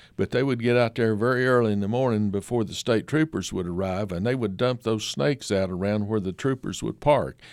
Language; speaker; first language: English; native; English